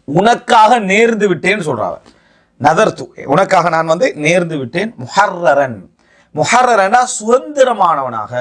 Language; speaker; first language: Tamil; native; Tamil